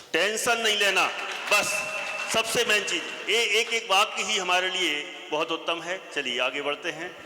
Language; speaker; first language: Hindi; native; Hindi